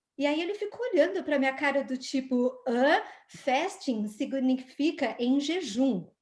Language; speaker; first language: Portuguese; native; Portuguese